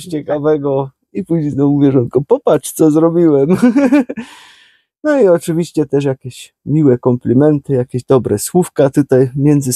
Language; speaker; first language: Polish; native; Polish